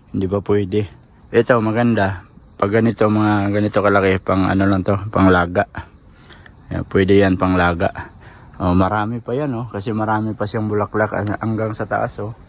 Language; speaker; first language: Filipino; non-native, local second language; Cebuano